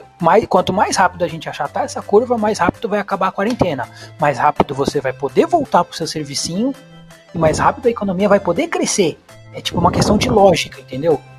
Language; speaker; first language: Portuguese; native; Portuguese